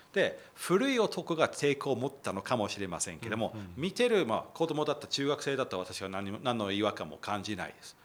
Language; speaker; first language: Japanese; non-native, fluent; English